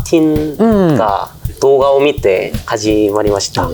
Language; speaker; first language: Japanese; non-native, fluent; Korean